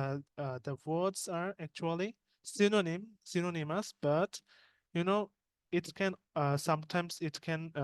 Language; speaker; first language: English; non-native, fluent; Bangla